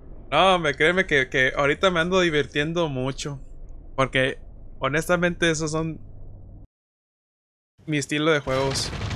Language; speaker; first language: Spanish; early bilingual, heritage; Spanish